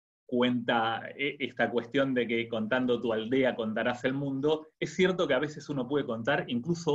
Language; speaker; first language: Spanish; native; Spanish